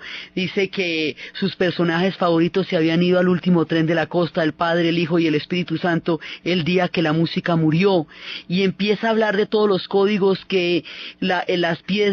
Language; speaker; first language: Spanish; native; Spanish